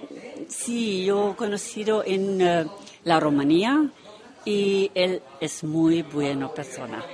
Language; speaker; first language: Spanish; non-native, learner; Romanian